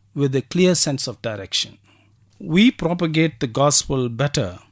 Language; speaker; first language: English; non-native, local second language; Tamil